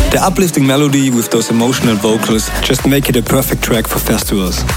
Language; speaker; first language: English; non-native, fluent; German